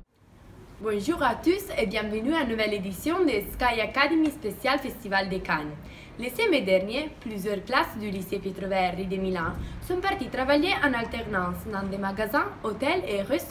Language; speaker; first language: French; non-native, learner; Italian